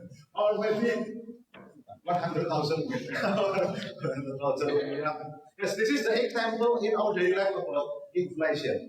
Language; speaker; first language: English; non-native, learner; Indonesian